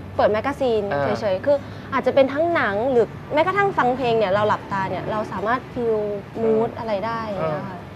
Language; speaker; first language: Thai; early bilingual, other home language; English